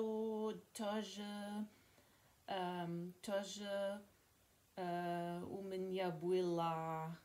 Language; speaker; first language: Russian; non-native, learner; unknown